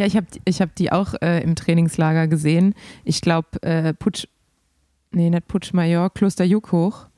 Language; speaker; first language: German; native; German